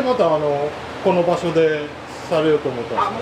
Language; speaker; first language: Japanese; native; Japanese